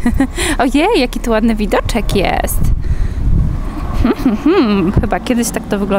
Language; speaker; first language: Polish; native; Polish